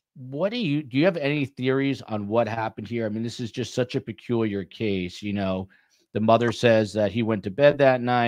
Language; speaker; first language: English; native; English